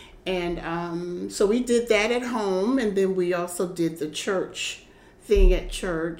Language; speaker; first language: English; native; English